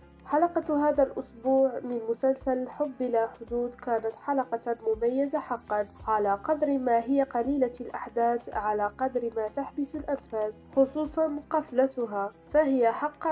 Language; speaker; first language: Arabic; native; Arabic